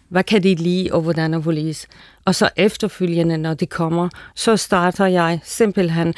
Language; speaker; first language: Danish; non-native, fluent; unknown